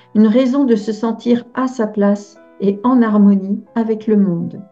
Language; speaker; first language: French; native; French